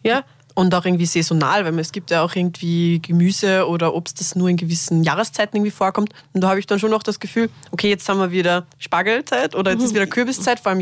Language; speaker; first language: German; native; German